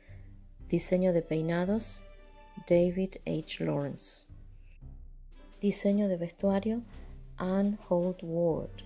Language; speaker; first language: Spanish; native; Spanish